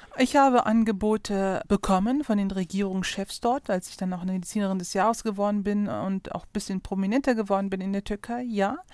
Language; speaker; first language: German; early bilingual, other home language; Turkish